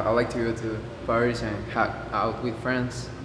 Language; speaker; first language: English; non-native, fluent; Spanish